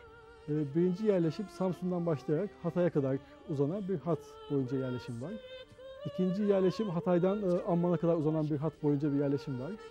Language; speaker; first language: Turkish; native; Turkish